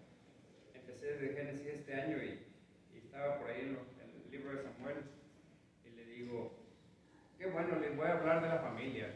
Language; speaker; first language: Spanish; native; Spanish